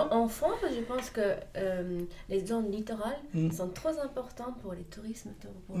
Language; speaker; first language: French; non-native, fluent; Japanese